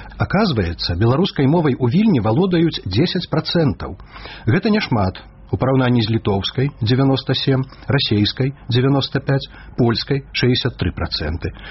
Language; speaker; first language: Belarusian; native; Belarusian